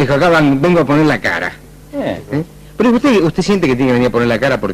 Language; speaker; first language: Spanish; native; Spanish